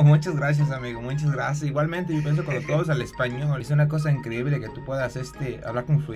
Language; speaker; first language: Spanish; early bilingual, heritage; Spanish